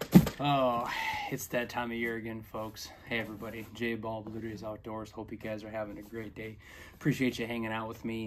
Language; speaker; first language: English; native; English